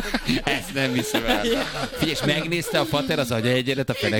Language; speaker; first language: Hungarian; native; Hungarian